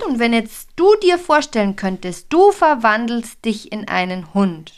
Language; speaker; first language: German; native; German